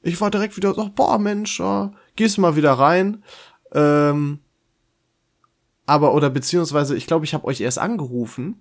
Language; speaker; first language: German; native; German